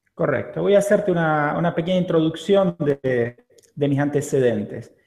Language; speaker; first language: Spanish; native; Spanish